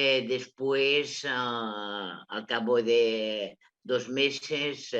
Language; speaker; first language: Spanish; non-native, local second language; Catalan